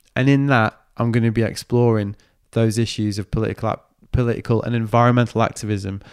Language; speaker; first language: English; native; English